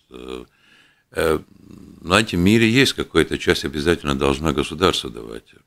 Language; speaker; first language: Russian; non-native, local second language; Latvian